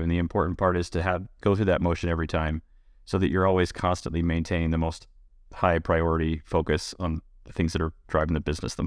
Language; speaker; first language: English; native; English